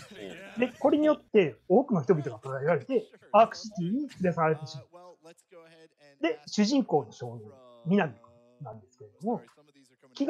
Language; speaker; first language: Japanese; native; Japanese